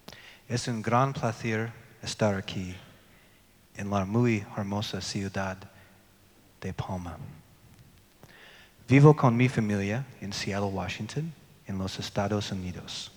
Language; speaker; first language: Spanish; non-native, learner; English